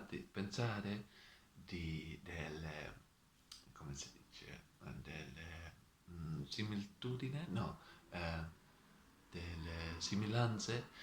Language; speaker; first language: Italian; non-native, learner; Dutch